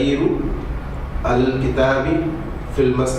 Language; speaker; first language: Arabic; non-native, learner; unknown